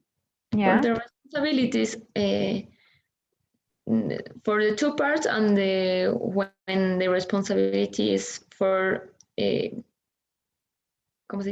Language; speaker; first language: English; non-native, learner; Spanish